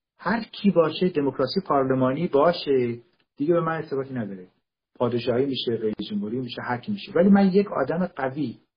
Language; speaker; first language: Persian; non-native, local second language; Kurdish